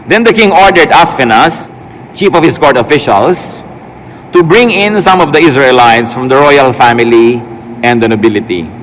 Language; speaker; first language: English; non-native, local second language; Filipino